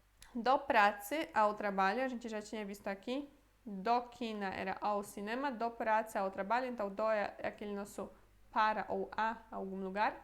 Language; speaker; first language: Portuguese; non-native, fluent; Polish